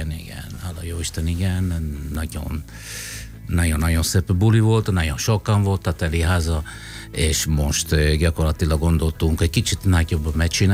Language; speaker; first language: Hungarian; non-native, fluent; Italian